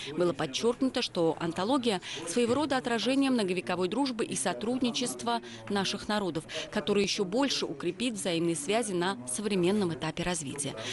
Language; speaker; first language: Russian; non-native, local second language; Uzbek